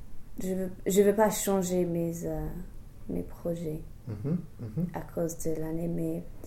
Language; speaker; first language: French; non-native, fluent; English